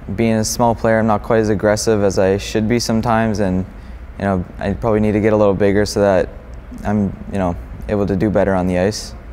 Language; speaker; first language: English; native; English